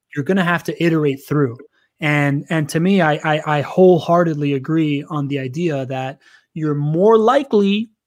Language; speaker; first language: English; early bilingual, other home language; Spanish